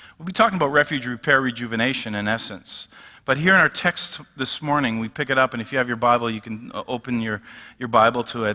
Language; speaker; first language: English; native; English